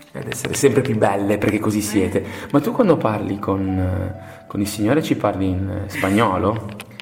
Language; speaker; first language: Italian; native; Italian